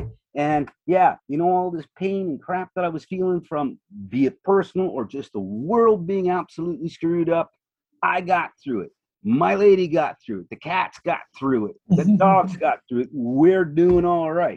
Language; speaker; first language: English; native; English